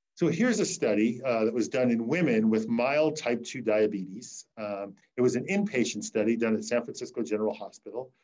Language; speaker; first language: English; native; English